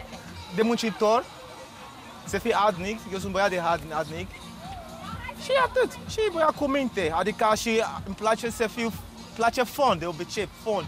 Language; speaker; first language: Romanian; non-native, learner; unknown